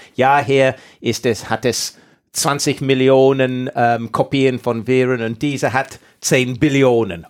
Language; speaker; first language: German; non-native, fluent; English